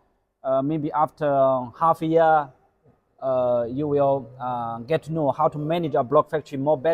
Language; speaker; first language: English; non-native, learner; Chinese